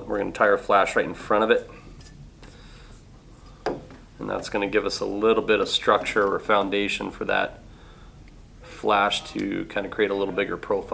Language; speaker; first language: English; native; English